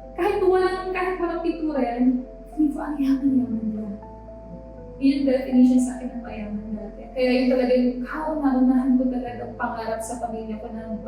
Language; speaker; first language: Filipino; native; Filipino